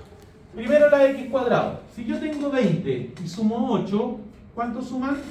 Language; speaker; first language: Spanish; native; Spanish